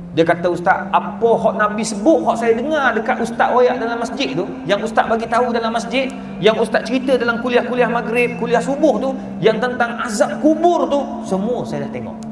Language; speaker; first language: Malay; native; Malay